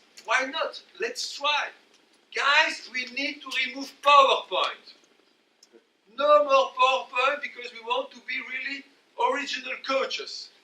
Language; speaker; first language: English; non-native, fluent; French